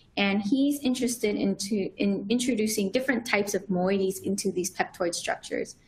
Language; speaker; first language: English; native; English